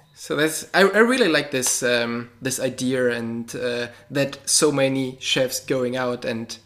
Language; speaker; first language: English; non-native, fluent; German